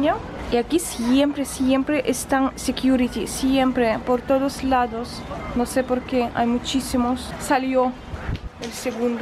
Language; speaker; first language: Spanish; non-native, fluent; Russian